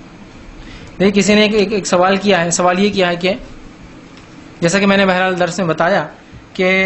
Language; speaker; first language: Urdu; native; Urdu